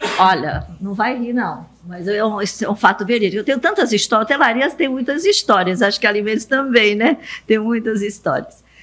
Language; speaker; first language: Portuguese; early bilingual, other home language; Japanese